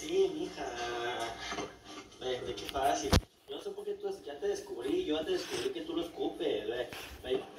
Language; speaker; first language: Spanish; native; Spanish